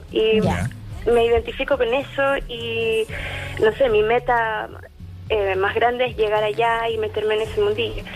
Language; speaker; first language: Spanish; native; Spanish